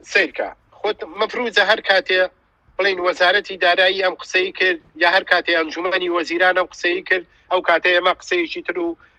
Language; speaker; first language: Central Kurdish; native; Central Kurdish